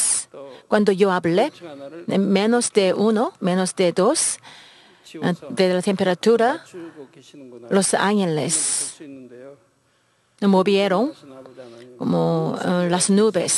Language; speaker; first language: Spanish; non-native, learner; Korean